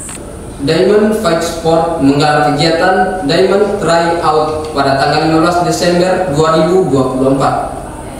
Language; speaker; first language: Indonesian; native; Indonesian